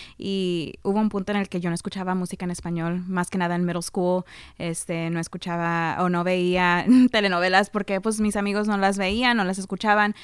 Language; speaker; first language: Spanish; early bilingual, heritage; Spanish